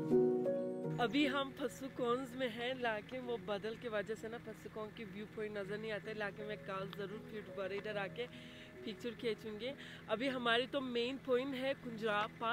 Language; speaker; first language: Hindi; non-native, fluent; Turkish